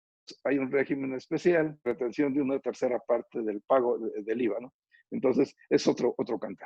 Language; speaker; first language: Spanish; native; Spanish